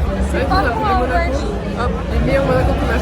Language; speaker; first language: French; native; French